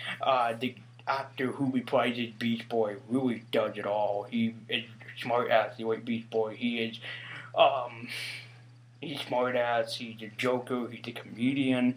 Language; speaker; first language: English; native; English